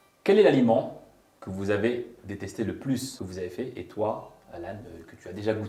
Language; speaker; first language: French; native; French